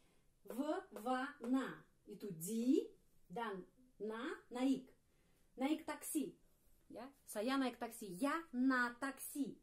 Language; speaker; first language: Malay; non-native, fluent; Russian